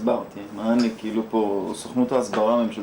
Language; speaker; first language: Hebrew; native; Hebrew